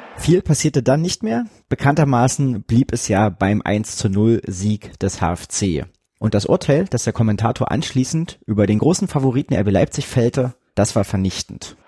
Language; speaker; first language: German; native; German